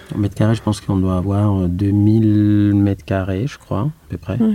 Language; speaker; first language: French; non-native, fluent; Spanish